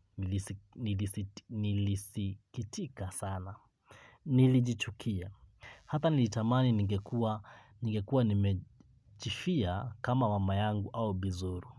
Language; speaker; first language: Swahili; non-native, local second language; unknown